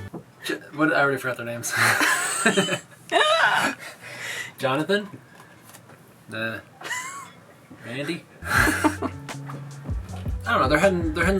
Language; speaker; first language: English; native; English